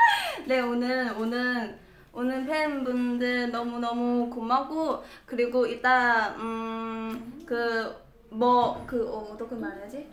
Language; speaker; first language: Korean; non-native, learner; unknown